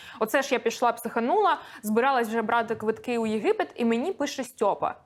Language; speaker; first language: Ukrainian; non-native, local second language; Russian